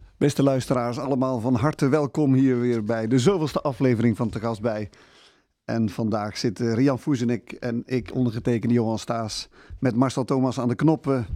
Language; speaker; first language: Dutch; native; Dutch